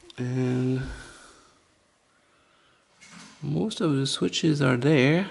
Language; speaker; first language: English; non-native, fluent; French